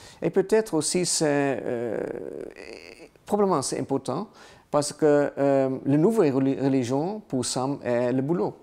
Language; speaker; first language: French; non-native, learner; Dutch